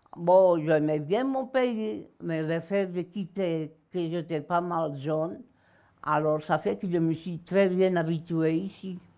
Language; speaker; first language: French; non-native, fluent; Spanish